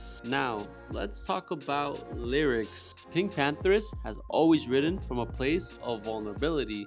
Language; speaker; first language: English; native; English